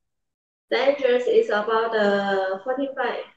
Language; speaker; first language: English; non-native, learner; Chinese